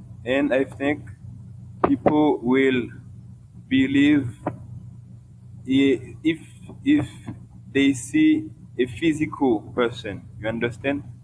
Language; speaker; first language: English; non-native, local second language; Haitian Creole